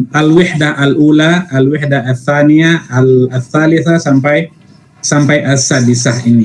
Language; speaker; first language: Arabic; non-native, fluent; Indonesian